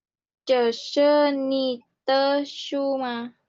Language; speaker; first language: Chinese; non-native, learner; Indonesian